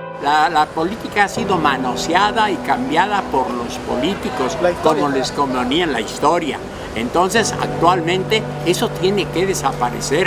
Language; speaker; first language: Spanish; native; Spanish